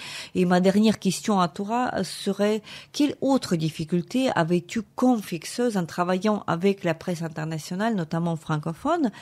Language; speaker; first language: French; non-native, fluent; Ukrainian